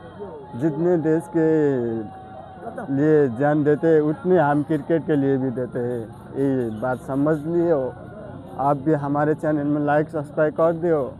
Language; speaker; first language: Hindi; non-native, learner; Nepali